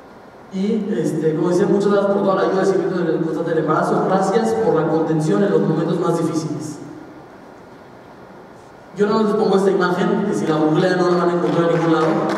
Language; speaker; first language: Spanish; native; Spanish